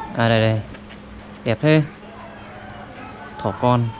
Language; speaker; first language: Vietnamese; native; Vietnamese